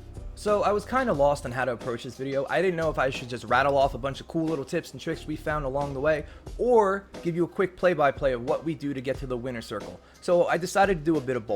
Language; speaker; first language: English; native; English